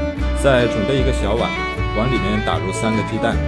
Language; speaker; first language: Chinese; native; Chinese